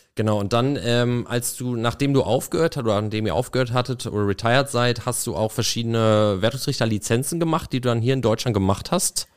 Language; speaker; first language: German; native; German